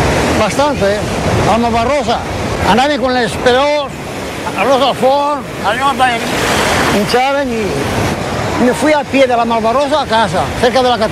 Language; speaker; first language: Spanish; non-native, local second language; Catalan